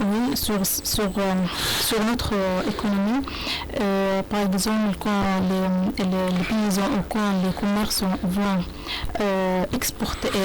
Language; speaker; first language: French; non-native, learner; Arabic